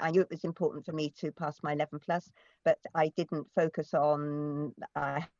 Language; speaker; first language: English; native; English